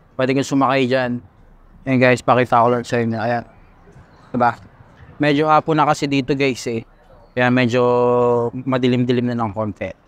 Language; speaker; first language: Filipino; non-native, local second language; Hiligaynon